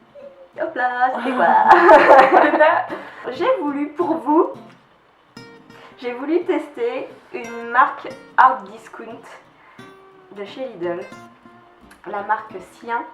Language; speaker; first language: French; native; French